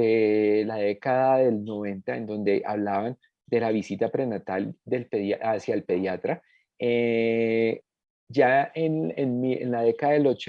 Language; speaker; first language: Spanish; native; Spanish